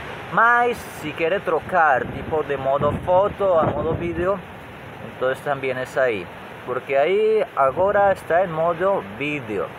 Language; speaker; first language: Portuguese; non-native, learner; Spanish